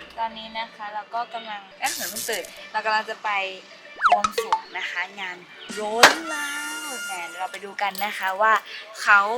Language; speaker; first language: Thai; native; Thai